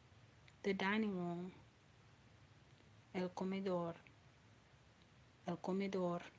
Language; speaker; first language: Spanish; non-native, learner; English